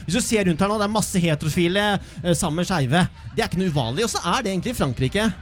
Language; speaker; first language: Norwegian; native; Norwegian